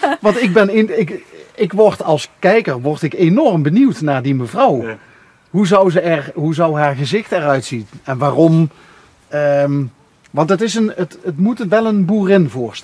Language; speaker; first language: Dutch; native; Dutch